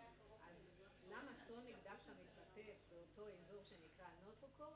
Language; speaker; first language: Hebrew; native; Hebrew